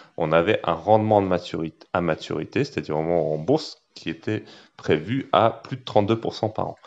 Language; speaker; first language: French; native; French